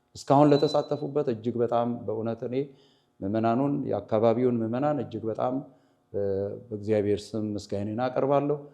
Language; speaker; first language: Amharic; native; Amharic